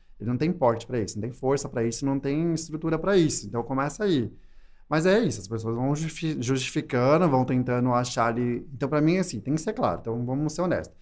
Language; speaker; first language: Portuguese; native; Portuguese